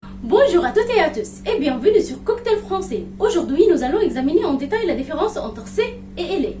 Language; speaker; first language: French; non-native, fluent; Arabic